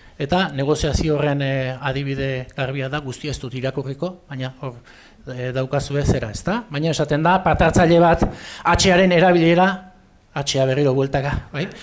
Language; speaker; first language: Basque; native; Basque